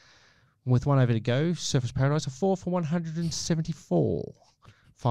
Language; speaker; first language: English; native; English